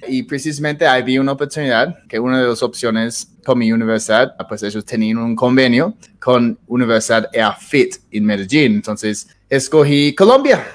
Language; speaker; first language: Spanish; non-native, fluent; English